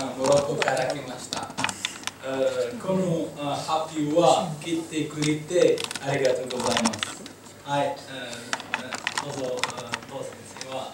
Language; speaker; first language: Japanese; non-native, learner; Arabic